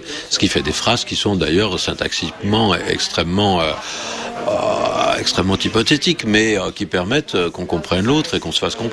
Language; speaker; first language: French; native; French